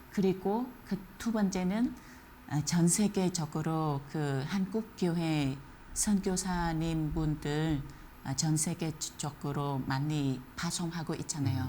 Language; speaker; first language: Korean; non-native, fluent; Vietnamese